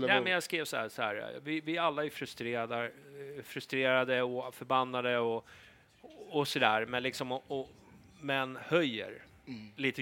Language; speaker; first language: Swedish; native; Swedish